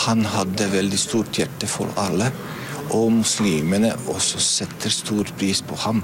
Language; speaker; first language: Norwegian; non-native, fluent; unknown